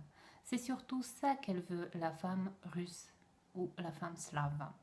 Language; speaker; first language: French; non-native, fluent; Russian